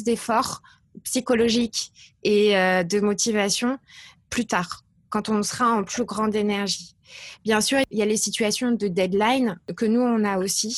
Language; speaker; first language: French; native; French